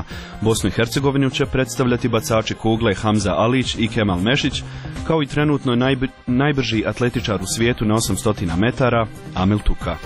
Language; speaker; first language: Croatian; native; Croatian